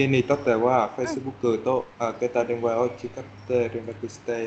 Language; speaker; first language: Japanese; non-native, learner; Vietnamese